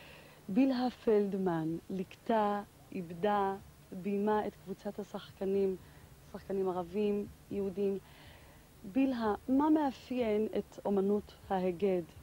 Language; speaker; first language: Hebrew; native; Hebrew